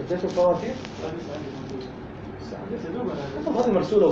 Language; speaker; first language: Arabic; native; Arabic